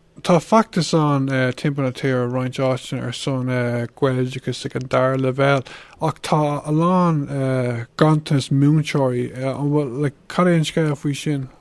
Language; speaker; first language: Irish; non-native, local second language; English